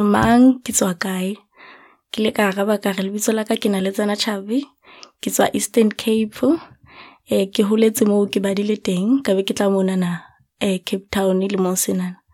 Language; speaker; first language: English; non-native, local second language; Southern Sotho